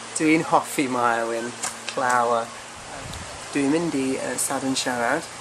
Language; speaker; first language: Welsh; non-native, local second language; English